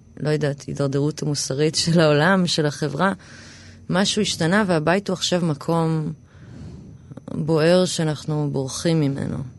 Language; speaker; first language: Hebrew; early bilingual, other home language; English